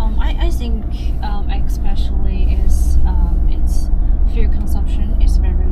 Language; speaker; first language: English; non-native, learner; Chinese